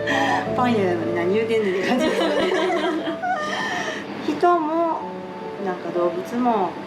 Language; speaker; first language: Japanese; native; Japanese